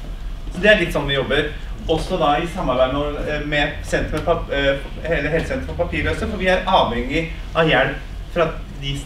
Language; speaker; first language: Norwegian; native; Norwegian